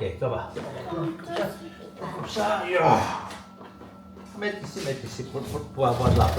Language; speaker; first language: French; non-native, fluent; Portuguese